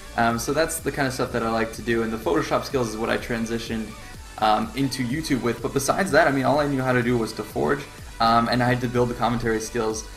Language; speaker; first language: English; native; English